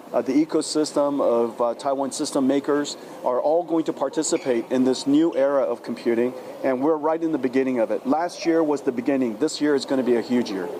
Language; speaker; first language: English; early bilingual, other home language; Min Nan Chinese